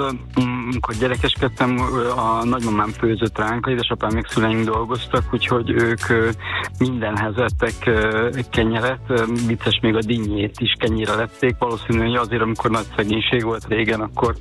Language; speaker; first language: Hungarian; native; Hungarian